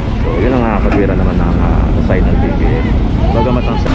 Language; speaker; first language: Filipino; native; Filipino